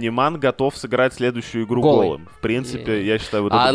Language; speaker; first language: Russian; native; Russian